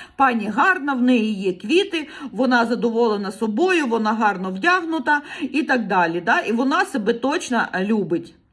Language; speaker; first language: Ukrainian; non-native, local second language; Russian